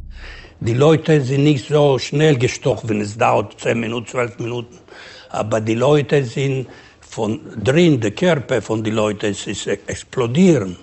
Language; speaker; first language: German; non-native, fluent; Ladino